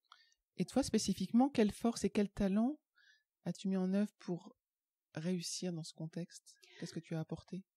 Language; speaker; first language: French; native; French